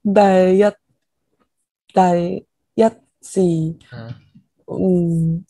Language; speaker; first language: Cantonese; non-native, learner; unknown